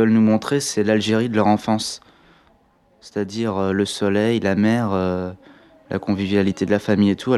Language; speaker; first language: French; early bilingual, other home language; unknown